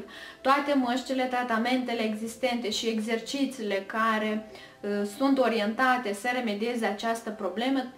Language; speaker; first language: Romanian; native; Romanian